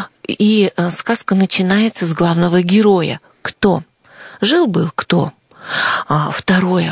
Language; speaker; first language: Russian; native; Russian